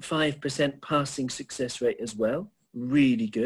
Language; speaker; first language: English; native; English